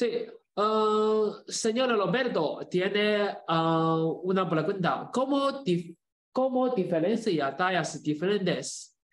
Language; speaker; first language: Spanish; non-native, learner; Chinese